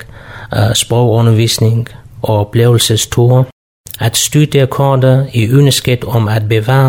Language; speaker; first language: Danish; non-native, learner; Kurdish